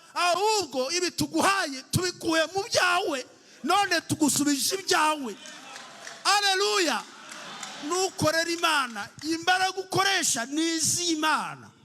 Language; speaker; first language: Kinyarwanda; early bilingual, heritage; Kinyarwanda